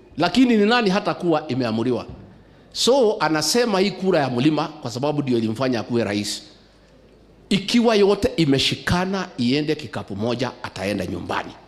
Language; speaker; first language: Swahili; non-native, local second language; Kikuyu